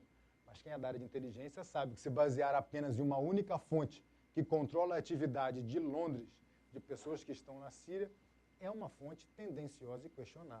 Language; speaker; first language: Portuguese; native; Portuguese